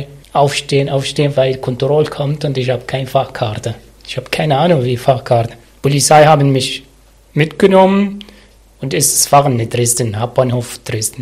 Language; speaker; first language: German; non-native, learner; Arabic